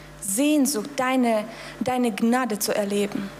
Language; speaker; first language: German; non-native, fluent; Russian